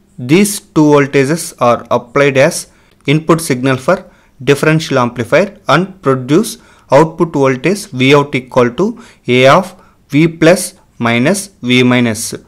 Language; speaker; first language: English; non-native, local second language; Telugu